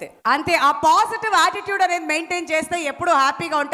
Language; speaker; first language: Telugu; native; Telugu